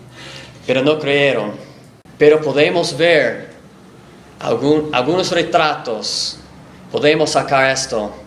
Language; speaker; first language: Spanish; non-native, fluent; English